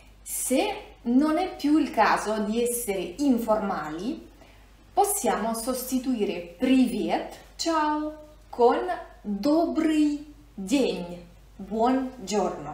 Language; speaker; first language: Italian; non-native, fluent; Russian